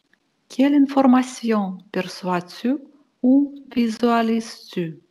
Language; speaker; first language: French; non-native, fluent; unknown